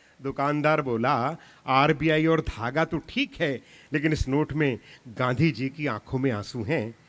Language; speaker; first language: Hindi; non-native, local second language; Punjabi